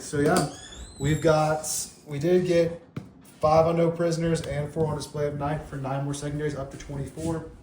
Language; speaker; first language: English; native; English